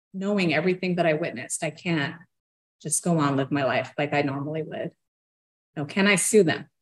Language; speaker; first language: English; early bilingual, other home language; Portuguese